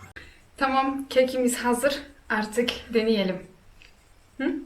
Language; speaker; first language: Turkish; non-native, fluent; Polish